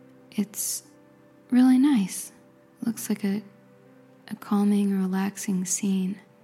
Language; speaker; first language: English; native; English